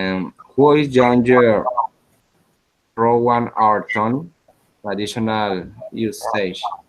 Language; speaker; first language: English; non-native, learner; Spanish